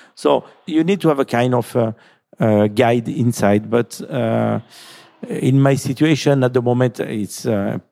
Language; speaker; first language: English; non-native, fluent; French